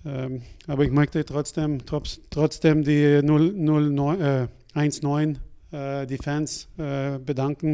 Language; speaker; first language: German; non-native, fluent; French